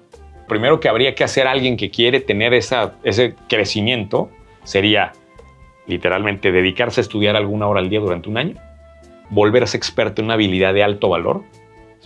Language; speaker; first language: Spanish; native; Spanish